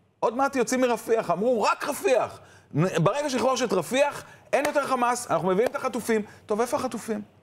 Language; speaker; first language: Hebrew; native; Hebrew